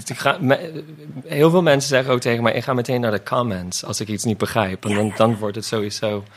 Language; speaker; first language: Dutch; non-native, fluent; English